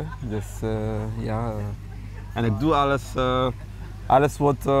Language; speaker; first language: Dutch; non-native, fluent; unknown